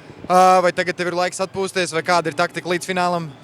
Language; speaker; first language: Latvian; native; Latvian